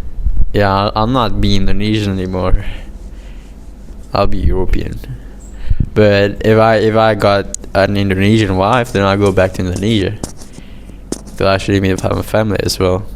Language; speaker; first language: English; non-native, fluent; Indonesian